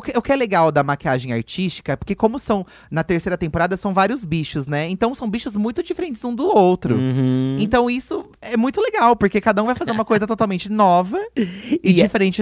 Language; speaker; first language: Portuguese; native; Portuguese